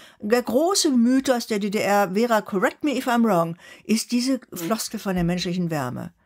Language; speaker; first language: German; native; German